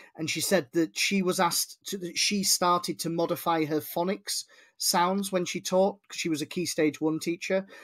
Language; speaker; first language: English; native; English